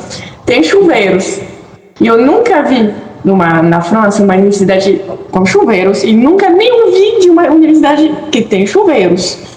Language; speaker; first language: Portuguese; non-native, fluent; French